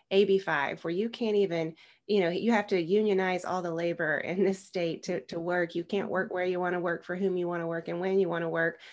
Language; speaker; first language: English; native; English